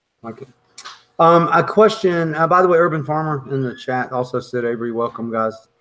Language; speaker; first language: English; native; English